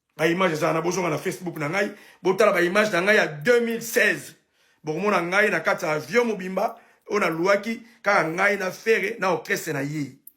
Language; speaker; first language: Lingala; native; Lingala